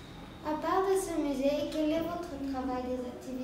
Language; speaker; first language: French; non-native, fluent; Spanish